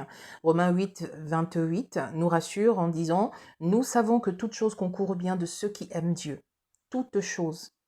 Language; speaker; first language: French; native; French